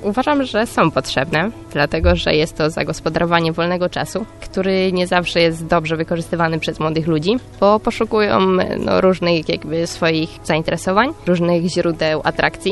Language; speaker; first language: Polish; native; Polish